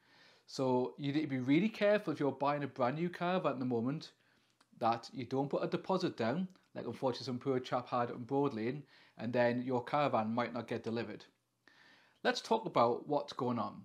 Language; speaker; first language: English; native; English